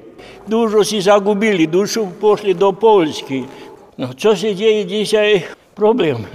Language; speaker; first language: Polish; early bilingual, heritage; Polish